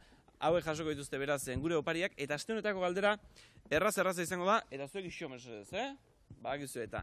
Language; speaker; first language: Basque; native; Basque